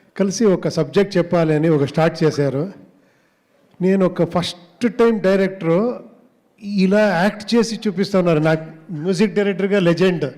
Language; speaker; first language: Telugu; non-native, learner; Kannada